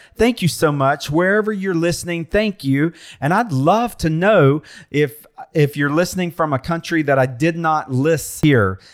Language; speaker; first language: English; native; English